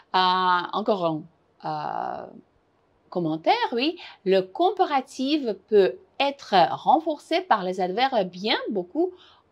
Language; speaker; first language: French; non-native, fluent; Uzbek